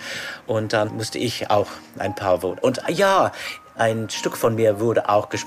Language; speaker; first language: German; non-native, fluent; English